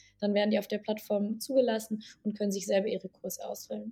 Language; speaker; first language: German; native; German